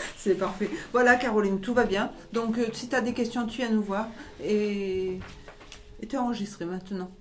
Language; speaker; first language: French; native; French